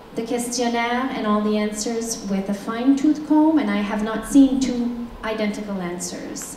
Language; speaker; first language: English; non-native, local second language; French